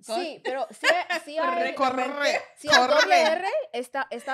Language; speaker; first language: Spanish; non-native, learner; English